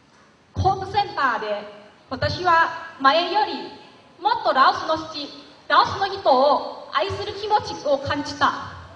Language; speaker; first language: Japanese; non-native, learner; Lao